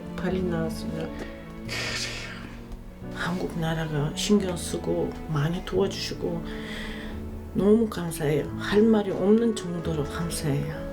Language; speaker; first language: Korean; non-native, learner; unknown